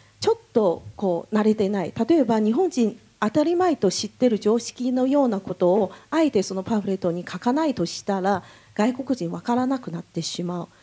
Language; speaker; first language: Japanese; non-native, fluent; Chinese